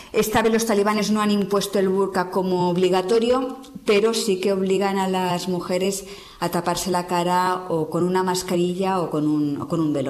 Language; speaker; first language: Spanish; native; Spanish